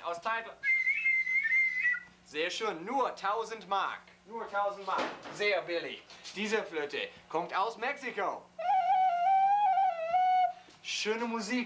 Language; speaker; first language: German; non-native, learner; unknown